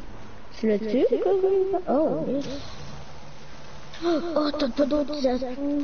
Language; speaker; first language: French; native; French